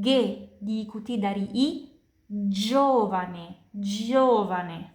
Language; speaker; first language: Italian; non-native, fluent; Indonesian